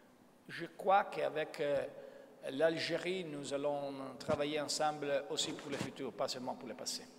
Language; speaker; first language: French; non-native, fluent; Italian